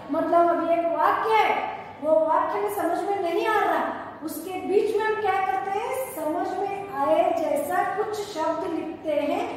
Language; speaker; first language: Hindi; non-native, local second language; Kannada